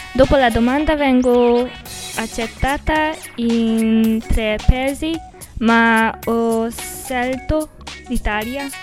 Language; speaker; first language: Italian; non-native, learner; Hungarian